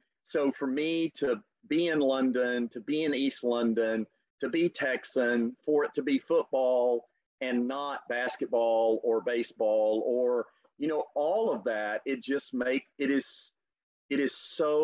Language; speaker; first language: English; native; English